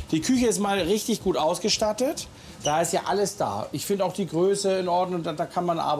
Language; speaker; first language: German; native; German